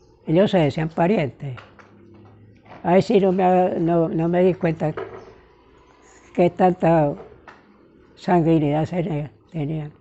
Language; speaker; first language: Spanish; native; Spanish